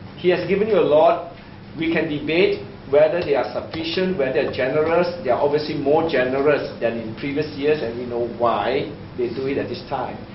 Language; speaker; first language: English; native; English